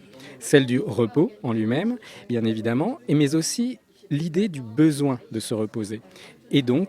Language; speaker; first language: French; native; French